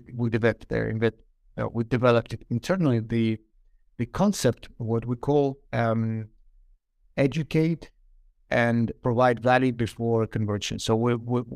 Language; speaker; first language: English; non-native, fluent; Ukrainian